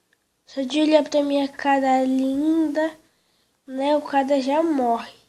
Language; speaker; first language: Portuguese; native; Portuguese